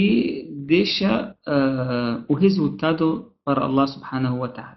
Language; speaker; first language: Portuguese; non-native, fluent; Arabic